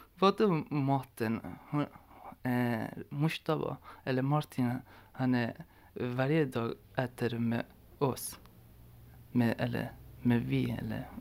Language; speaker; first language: Swedish; non-native, learner; Persian